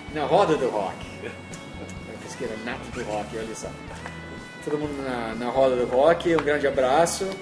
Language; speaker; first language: Portuguese; non-native, fluent; English